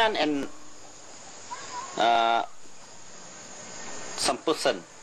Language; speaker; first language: English; non-native, learner; Lao